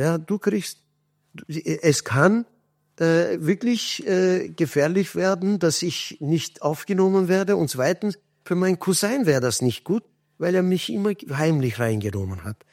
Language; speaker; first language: German; non-native, fluent; Kurdish